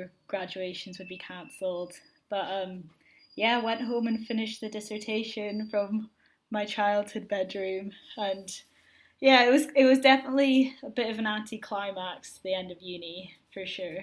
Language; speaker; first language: English; native; English